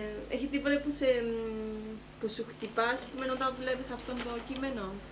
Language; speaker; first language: Greek; early bilingual, heritage; Greek